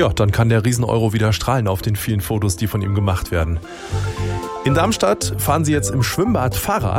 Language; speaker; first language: German; native; German